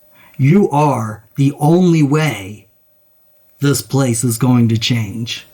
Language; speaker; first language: English; native; English